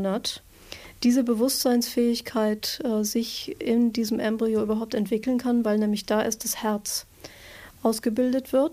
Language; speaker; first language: German; native; German